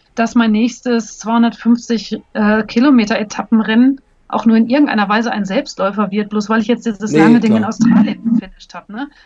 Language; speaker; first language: German; native; German